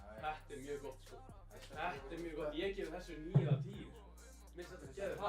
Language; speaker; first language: Icelandic; native; Icelandic